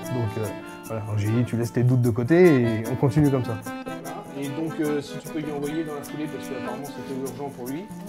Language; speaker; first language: French; native; French